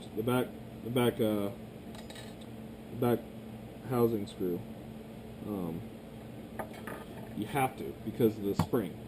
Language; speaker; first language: English; native; English